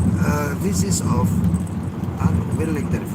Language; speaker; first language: English; non-native, learner; Indonesian